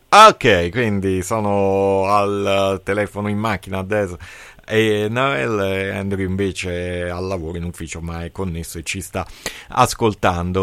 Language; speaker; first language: Italian; native; Italian